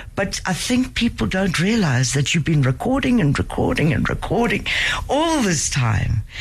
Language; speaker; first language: English; native; English